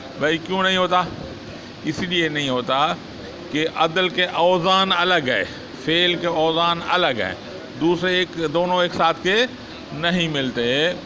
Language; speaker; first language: Urdu; non-native, local second language; Sindhi